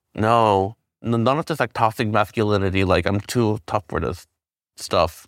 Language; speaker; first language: English; native; English